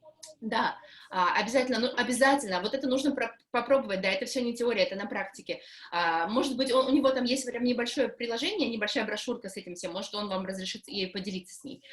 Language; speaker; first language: Russian; native; Russian